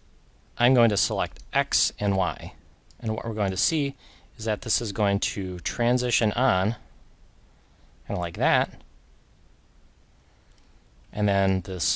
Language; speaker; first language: English; native; English